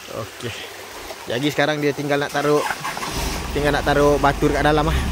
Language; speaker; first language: Malay; native; Malay